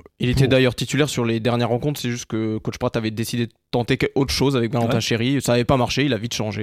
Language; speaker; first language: French; native; French